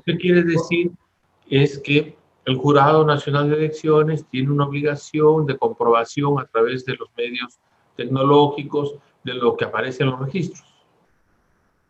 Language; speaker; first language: Spanish; native; Spanish